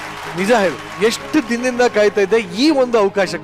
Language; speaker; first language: Kannada; native; Kannada